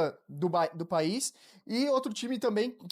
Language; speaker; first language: Portuguese; native; Portuguese